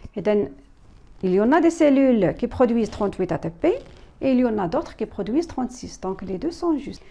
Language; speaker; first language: French; non-native, local second language; Arabic